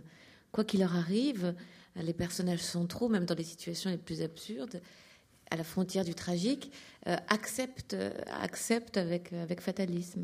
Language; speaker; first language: French; native; French